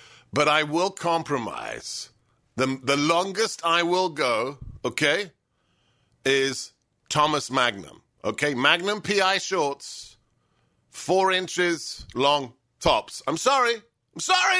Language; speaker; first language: English; native; English